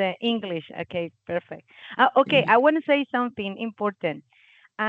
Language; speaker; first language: English; non-native, learner; Spanish